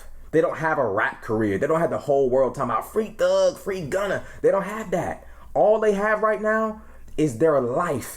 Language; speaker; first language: English; native; English